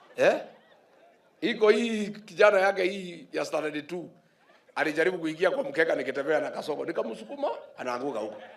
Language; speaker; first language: Swahili; non-native, local second language; Kikuyu